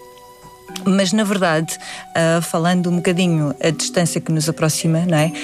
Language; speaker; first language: Portuguese; early bilingual, other home language; Indonesian